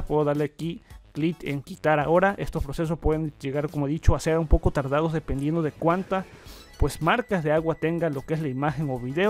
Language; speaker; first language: Spanish; native; Spanish